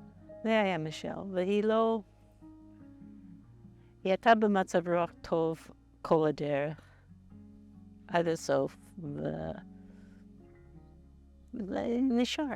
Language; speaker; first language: Hebrew; non-native, fluent; English